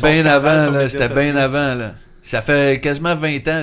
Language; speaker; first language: French; native; French